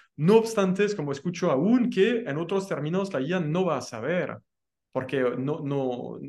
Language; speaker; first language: Spanish; non-native, fluent; French